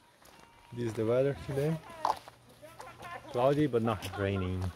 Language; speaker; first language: English; non-native, fluent; Portuguese